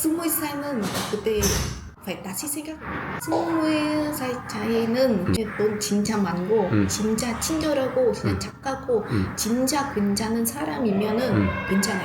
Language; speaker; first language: Korean; non-native, learner; Vietnamese